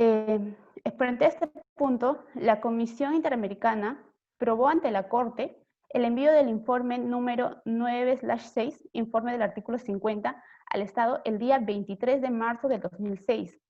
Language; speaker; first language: Spanish; native; Spanish